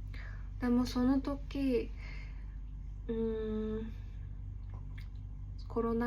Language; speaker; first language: Japanese; non-native, learner; Korean